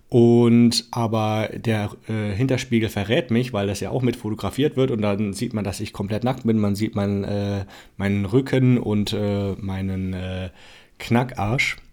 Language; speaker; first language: German; native; German